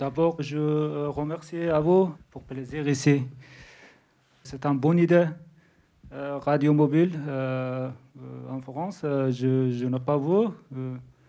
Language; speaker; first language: French; non-native, learner; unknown